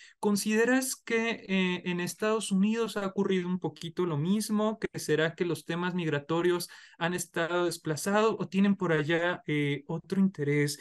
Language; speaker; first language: Spanish; native; Spanish